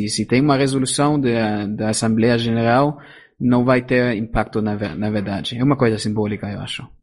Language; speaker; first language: Portuguese; non-native, fluent; German